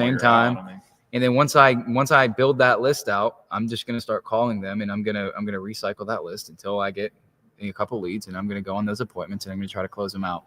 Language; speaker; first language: English; native; English